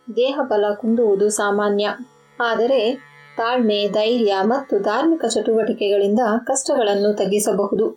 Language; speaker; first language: Kannada; native; Kannada